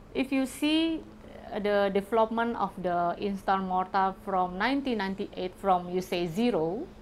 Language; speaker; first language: English; non-native, fluent; Indonesian